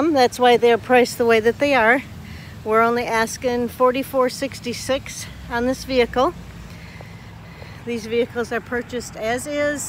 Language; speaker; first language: English; native; English